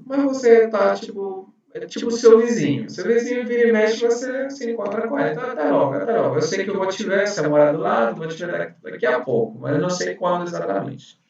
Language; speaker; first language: Portuguese; non-native, fluent; Spanish